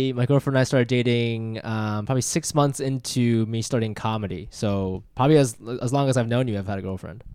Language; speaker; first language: English; native; English